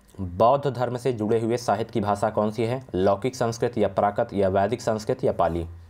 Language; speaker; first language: Hindi; native; Hindi